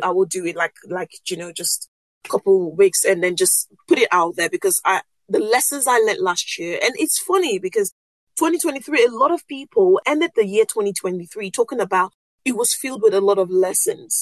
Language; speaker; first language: English; non-native, local second language; Yoruba